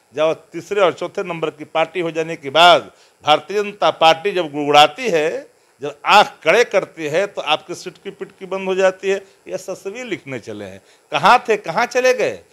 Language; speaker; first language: Hindi; native; Hindi